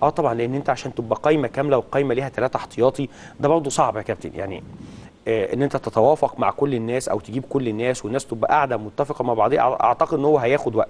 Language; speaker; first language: Arabic; native; Arabic